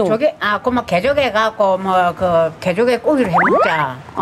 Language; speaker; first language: Korean; native; Korean